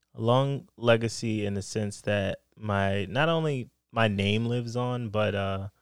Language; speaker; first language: English; native; English